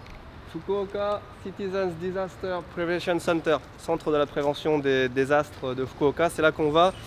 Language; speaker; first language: French; native; French